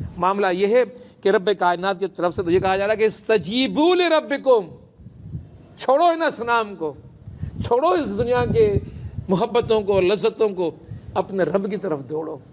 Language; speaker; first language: Urdu; non-native, local second language; Sindhi